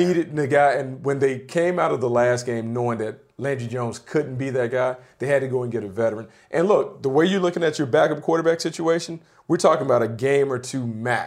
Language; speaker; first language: English; native; English